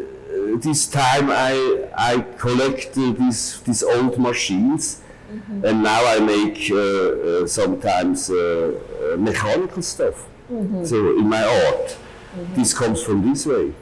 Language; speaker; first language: English; non-native, learner; German